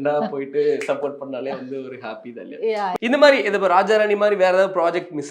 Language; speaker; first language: Tamil; native; Tamil